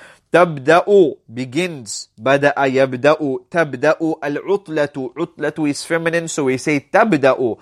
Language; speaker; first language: Arabic; non-native, fluent; English